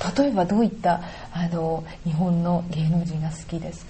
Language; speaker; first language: Japanese; native; Japanese